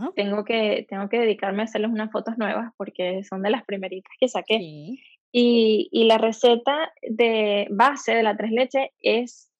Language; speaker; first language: Spanish; native; Spanish